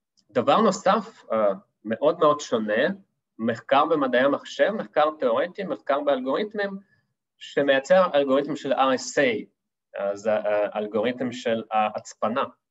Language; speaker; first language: Hebrew; non-native, fluent; Russian